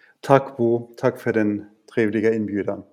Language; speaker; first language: Swedish; non-native, fluent; German